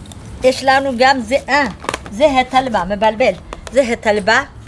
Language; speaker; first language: Hebrew; non-native, fluent; Amharic